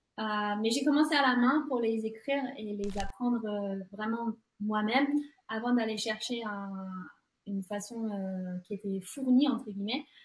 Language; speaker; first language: French; non-native, fluent; English